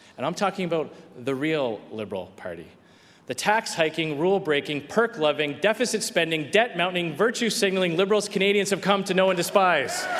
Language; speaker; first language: English; native; English